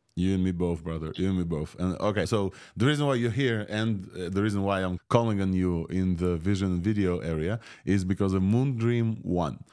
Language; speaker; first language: English; non-native, fluent; Russian